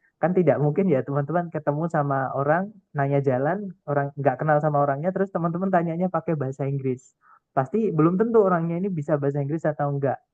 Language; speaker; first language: Indonesian; non-native, local second language; Javanese